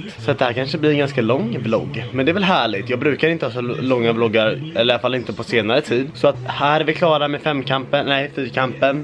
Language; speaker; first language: Swedish; native; Swedish